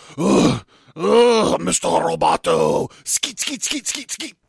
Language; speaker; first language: English; native; English